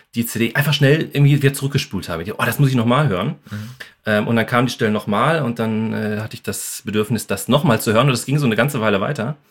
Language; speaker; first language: German; native; German